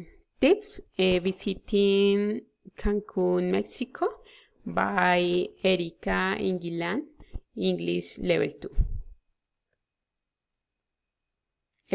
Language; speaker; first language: English; non-native, learner; Spanish